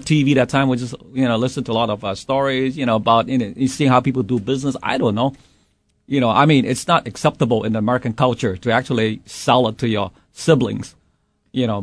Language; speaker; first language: English; non-native, local second language; Cantonese